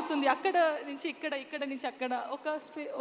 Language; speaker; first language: Telugu; non-native, learner; Kannada